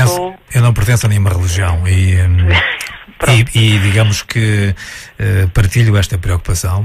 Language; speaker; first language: Portuguese; native; Portuguese